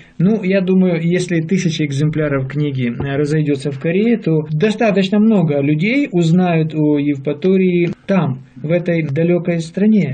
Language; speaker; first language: Russian; native; Russian